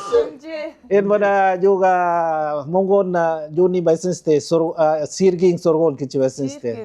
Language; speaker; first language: Mongolian; non-native, learner; Lao